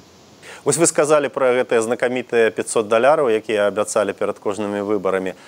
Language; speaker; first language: Belarusian; native; Belarusian